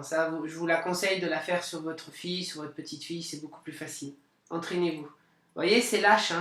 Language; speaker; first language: French; native; French